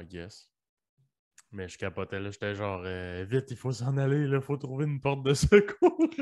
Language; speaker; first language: French; early bilingual, other home language; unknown